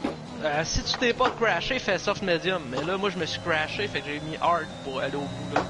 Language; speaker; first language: French; native; French